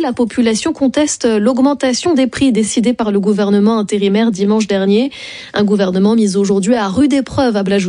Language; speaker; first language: French; native; French